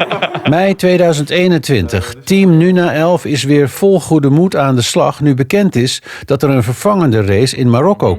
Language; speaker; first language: Dutch; native; Dutch